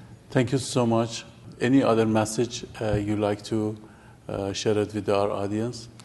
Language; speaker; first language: English; non-native, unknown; Persian